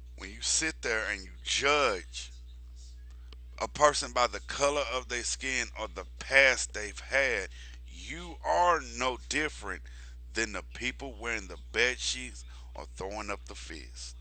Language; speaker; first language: English; native; English